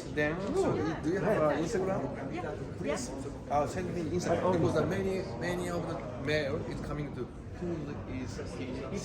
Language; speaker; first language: English; non-native, learner; Japanese